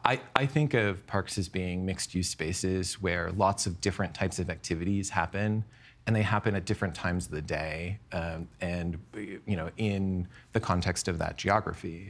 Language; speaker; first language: English; native; English